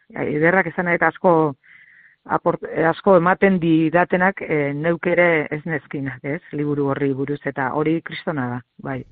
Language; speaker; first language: Basque; native; Basque